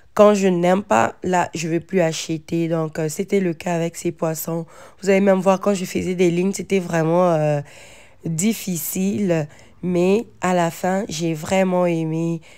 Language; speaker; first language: French; non-native, local second language; Lingala